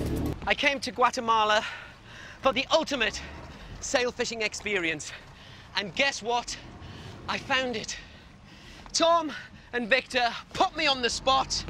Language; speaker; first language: English; native; English